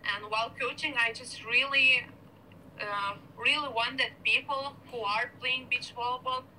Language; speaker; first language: English; non-native, fluent; Lithuanian